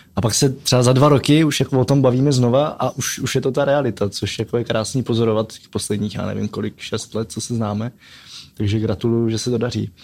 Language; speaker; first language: Czech; native; Czech